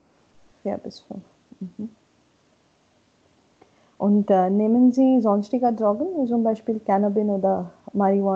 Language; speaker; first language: German; non-native, learner; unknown